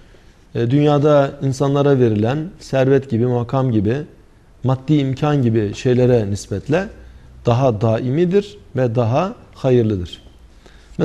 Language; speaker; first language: Turkish; native; Turkish